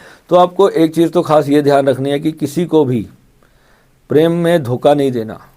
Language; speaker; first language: Hindi; native; Hindi